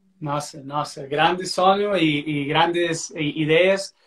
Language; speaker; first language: Portuguese; non-native, learner; Spanish